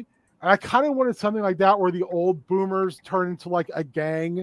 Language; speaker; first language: English; native; English